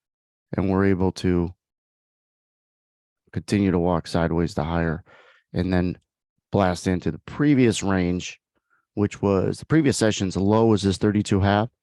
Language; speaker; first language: English; native; English